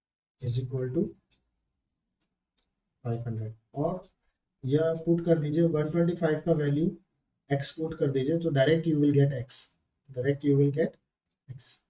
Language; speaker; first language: Hindi; native; Hindi